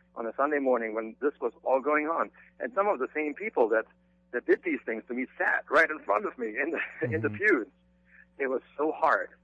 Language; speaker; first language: English; non-native, fluent; German